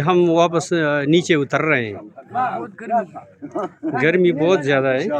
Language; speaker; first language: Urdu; non-native, local second language; Pashto